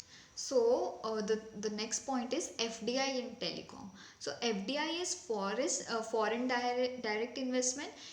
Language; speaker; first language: English; non-native, local second language; Hindi